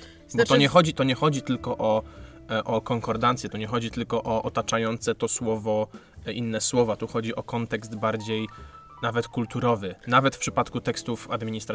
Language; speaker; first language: Polish; native; Polish